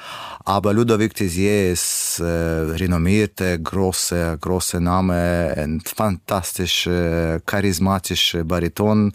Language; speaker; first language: German; non-native, learner; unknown